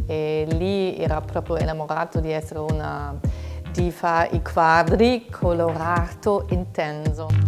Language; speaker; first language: Italian; non-native, fluent; German